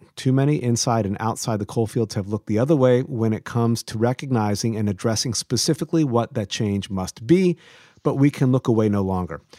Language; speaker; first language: English; native; English